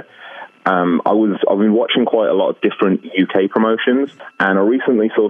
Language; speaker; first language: English; native; English